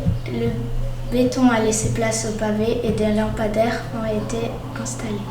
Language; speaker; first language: French; native; French